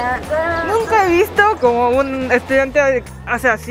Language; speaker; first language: Spanish; non-native, learner; Korean